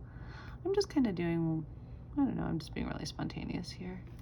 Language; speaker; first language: English; native; English